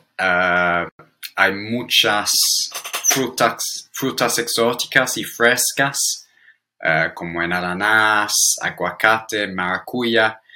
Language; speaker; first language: Spanish; non-native, learner; English